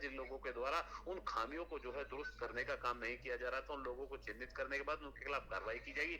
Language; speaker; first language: Hindi; native; Hindi